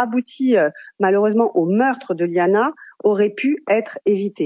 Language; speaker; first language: French; native; French